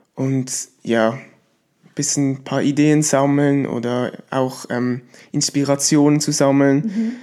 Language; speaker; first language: German; native; German